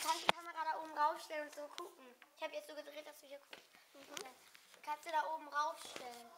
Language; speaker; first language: German; native; German